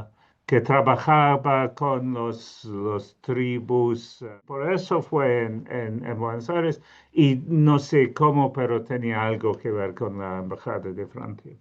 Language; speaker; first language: Spanish; non-native, fluent; English